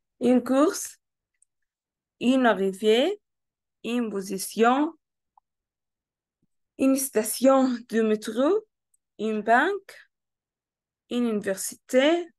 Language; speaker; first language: French; non-native, fluent; Arabic